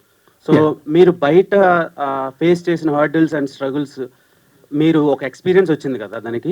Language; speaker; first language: Telugu; native; Telugu